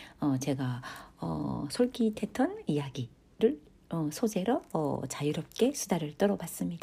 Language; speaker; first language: Korean; non-native, fluent; Japanese